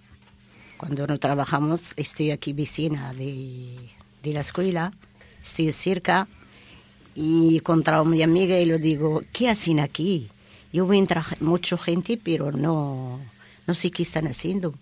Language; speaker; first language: Spanish; non-native, learner; Arabic